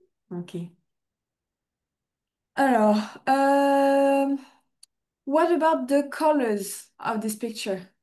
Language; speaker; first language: English; non-native, fluent; French